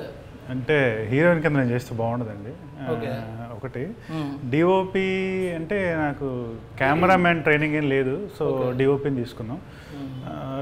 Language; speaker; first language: Telugu; native; Telugu